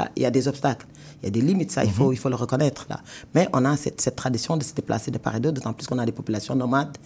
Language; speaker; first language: French; non-native, local second language; Wolof